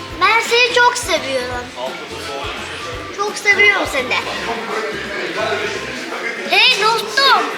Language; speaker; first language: Turkish; early bilingual, other home language; Persian